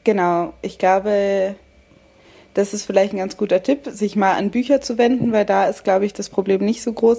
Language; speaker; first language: German; native; German